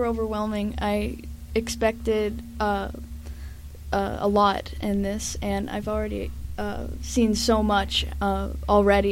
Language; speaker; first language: English; native; English